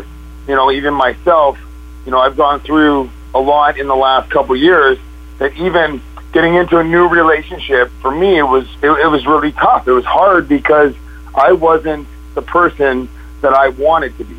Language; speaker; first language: English; native; English